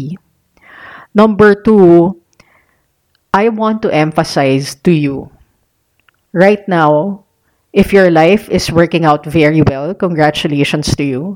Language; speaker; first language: English; non-native, local second language; Filipino